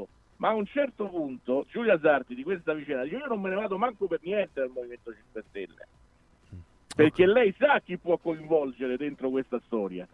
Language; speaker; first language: Italian; native; Italian